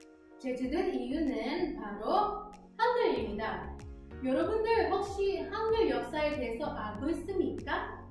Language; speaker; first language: Korean; non-native, learner; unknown